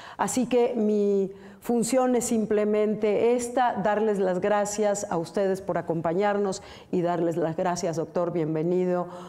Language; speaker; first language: Spanish; native; Spanish